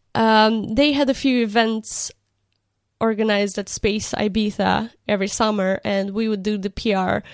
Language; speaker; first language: English; non-native, fluent; Romanian